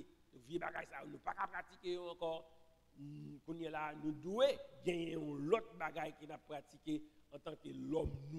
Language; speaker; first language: French; non-native, local second language; Haitian Creole